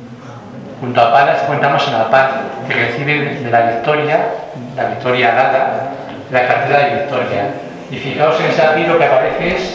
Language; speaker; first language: Spanish; native; Spanish